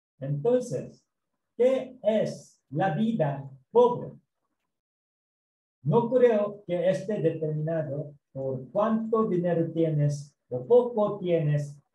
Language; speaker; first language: Spanish; non-native, learner; Korean